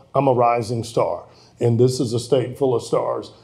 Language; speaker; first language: English; native; English